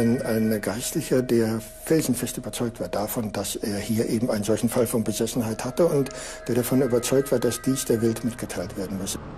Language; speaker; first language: German; native; German